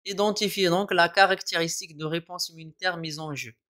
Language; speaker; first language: French; non-native, local second language; Arabic